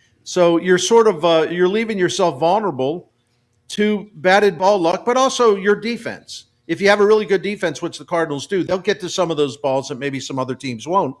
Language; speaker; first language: English; native; English